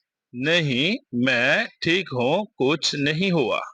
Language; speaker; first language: Hindi; non-native, fluent; Bangla